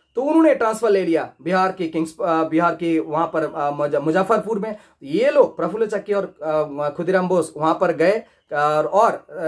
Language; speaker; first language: Hindi; non-native, local second language; Bangla